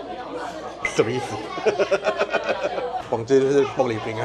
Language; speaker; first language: Chinese; non-native, fluent; Thai